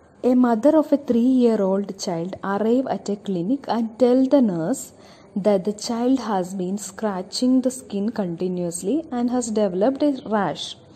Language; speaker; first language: English; non-native, local second language; Malayalam